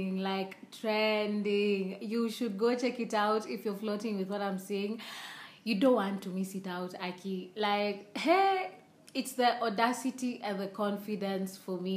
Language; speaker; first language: English; non-native, local second language; Swahili